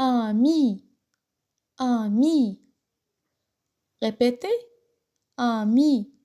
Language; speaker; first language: French; non-native, local second language; Arabic